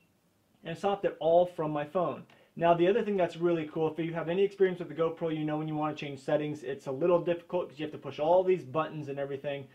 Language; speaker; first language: English; native; English